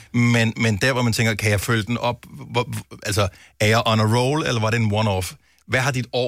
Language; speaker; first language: Danish; native; Danish